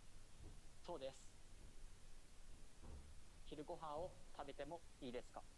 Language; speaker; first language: Japanese; non-native, learner; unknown